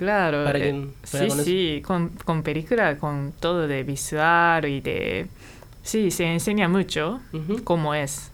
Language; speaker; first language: Spanish; non-native, fluent; Japanese